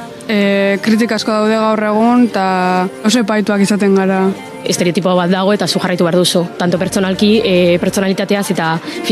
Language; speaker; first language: Basque; non-native, local second language; Spanish